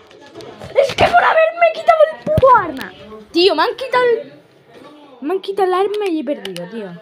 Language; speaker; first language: Spanish; native; Spanish